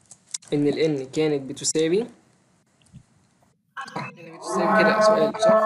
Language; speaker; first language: Arabic; native; Arabic